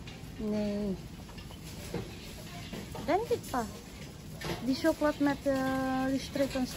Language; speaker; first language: Dutch; non-native, learner; Indonesian